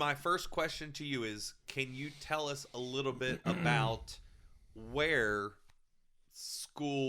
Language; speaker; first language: English; native; English